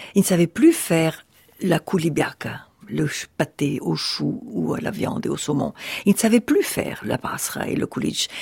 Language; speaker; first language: French; early bilingual, other home language; Russian